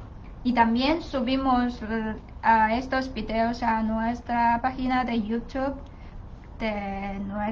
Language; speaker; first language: Spanish; non-native, learner; Chinese